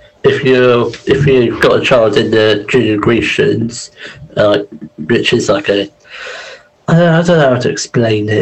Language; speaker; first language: English; native; English